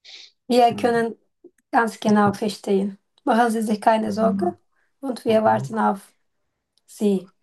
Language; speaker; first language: German; non-native, learner; Turkish